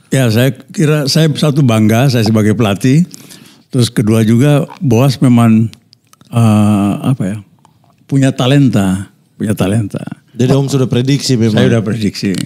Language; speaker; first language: Indonesian; native; Indonesian